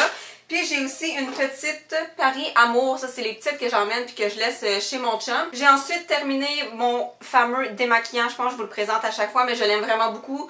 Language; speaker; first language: French; native; French